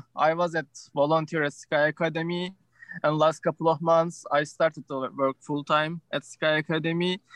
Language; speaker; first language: English; non-native, learner; Turkish